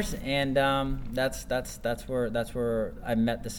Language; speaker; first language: English; native; English